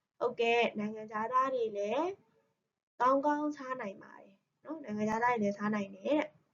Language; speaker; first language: Korean; non-native, learner; Burmese